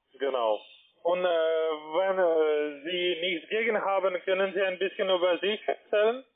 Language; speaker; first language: German; non-native, learner; Russian